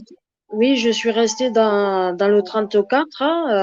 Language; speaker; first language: French; native; French